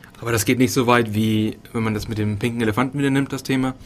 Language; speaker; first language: German; native; German